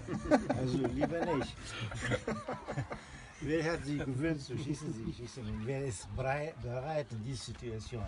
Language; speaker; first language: German; non-native, learner; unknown